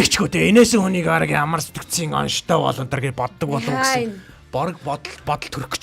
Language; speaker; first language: Mongolian; native; Mongolian